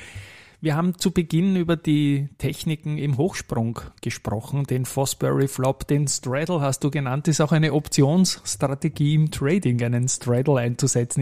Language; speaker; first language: German; native; German